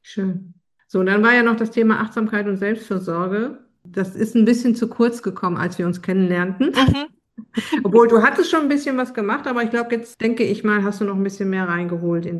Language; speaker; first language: German; native; German